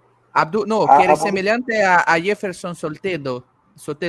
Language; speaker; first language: Spanish; non-native, learner; Portuguese